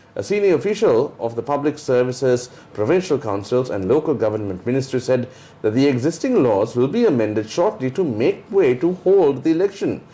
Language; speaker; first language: English; non-native, local second language; Sinhala